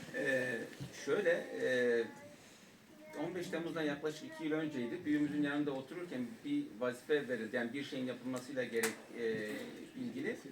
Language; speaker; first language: Turkish; non-native, local second language; Kurdish